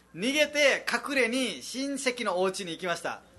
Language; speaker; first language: Japanese; non-native, fluent; Nepali